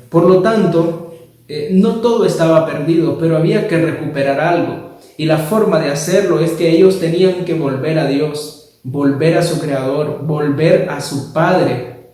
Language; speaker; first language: Spanish; native; Spanish